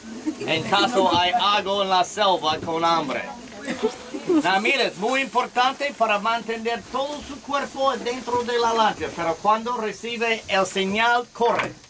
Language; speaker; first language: Spanish; non-native, learner; English